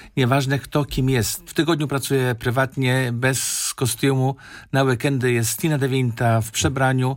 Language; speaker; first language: Polish; native; Polish